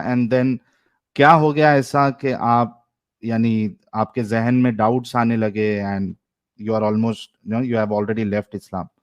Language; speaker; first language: Hindi; native; Hindi